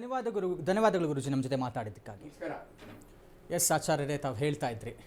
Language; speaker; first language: Kannada; native; Kannada